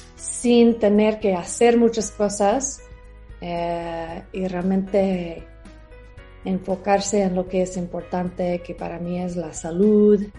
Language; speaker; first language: Spanish; non-native, fluent; English